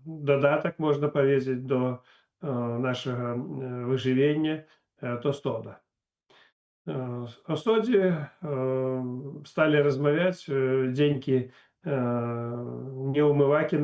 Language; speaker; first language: Polish; non-native, learner; Russian